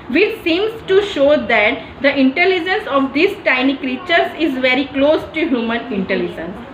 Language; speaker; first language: English; non-native, local second language; Gujarati